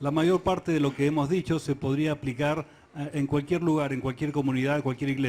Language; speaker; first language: Spanish; native; Spanish